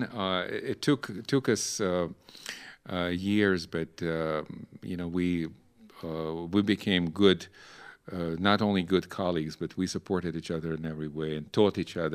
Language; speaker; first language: English; non-native, fluent; Ukrainian